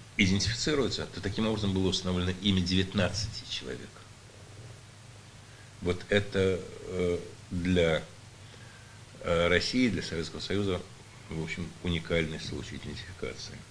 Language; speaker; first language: Russian; native; Russian